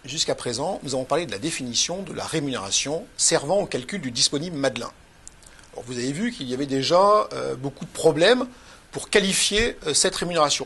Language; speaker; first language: French; native; French